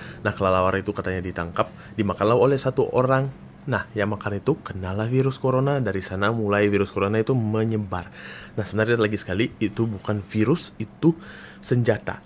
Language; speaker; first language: Indonesian; non-native, fluent; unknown